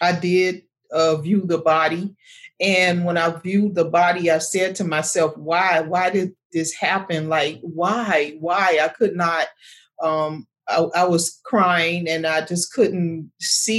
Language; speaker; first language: English; native; English